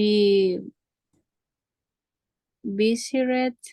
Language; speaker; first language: English; non-native, learner; Spanish